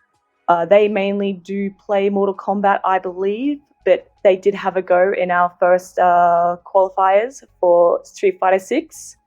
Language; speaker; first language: English; native; English